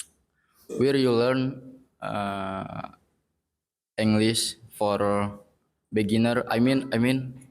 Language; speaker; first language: English; non-native, learner; Indonesian